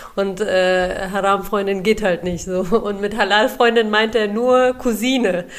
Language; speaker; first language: German; early bilingual, other home language; Urdu